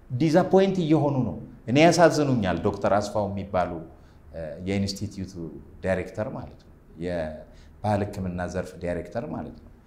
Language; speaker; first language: Amharic; native; Amharic